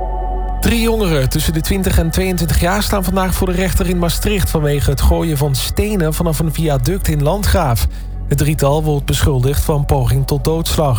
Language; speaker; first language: Dutch; native; Dutch